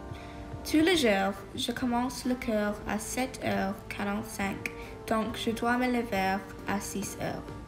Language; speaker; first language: French; non-native, learner; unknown